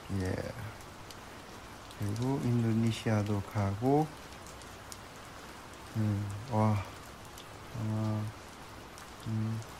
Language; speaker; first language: Korean; non-native, learner; Chinese